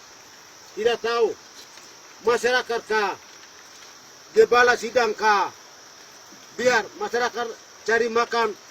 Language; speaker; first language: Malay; non-native, local second language; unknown